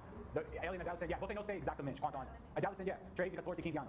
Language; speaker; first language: Portuguese; non-native, learner; English